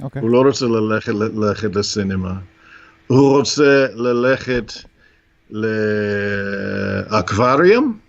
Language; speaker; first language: Hebrew; non-native, fluent; English